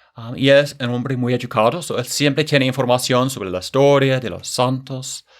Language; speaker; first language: Spanish; non-native, fluent; English